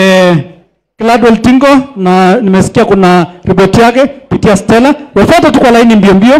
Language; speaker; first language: Swahili; non-native, local second language; Kalenjin